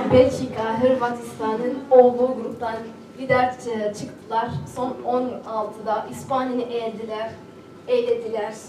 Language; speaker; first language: Turkish; non-native, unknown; Arabic